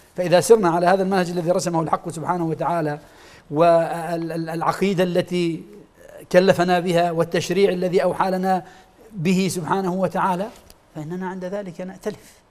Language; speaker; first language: Arabic; native; Arabic